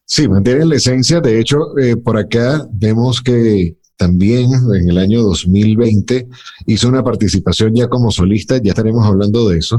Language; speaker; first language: Spanish; native; Spanish